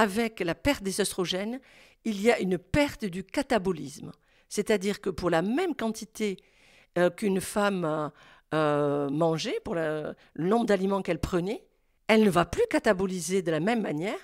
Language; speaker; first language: French; native; French